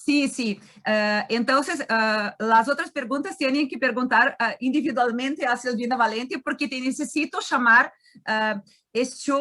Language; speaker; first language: Spanish; non-native, learner; Portuguese